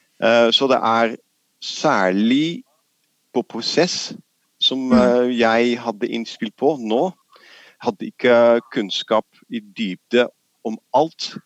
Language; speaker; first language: Norwegian; non-native, fluent; Dutch